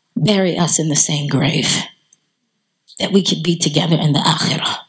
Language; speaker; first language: English; native; English